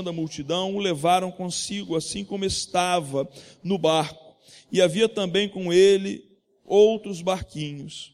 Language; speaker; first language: Portuguese; native; Portuguese